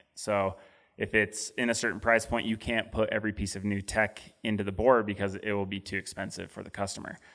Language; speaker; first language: English; native; English